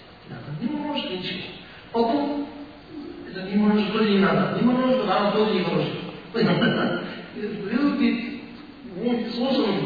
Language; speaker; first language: Russian; non-native, learner; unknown